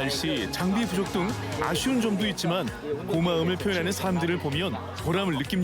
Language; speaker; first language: Korean; native; Korean